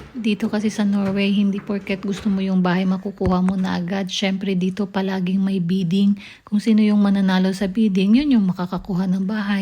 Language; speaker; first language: Filipino; non-native, local second language; Cebuano